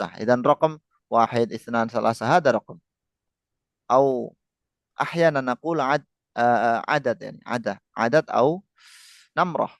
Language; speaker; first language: Arabic; non-native, fluent; Indonesian